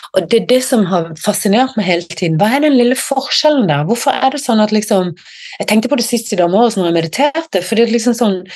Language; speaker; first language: Norwegian; native; Norwegian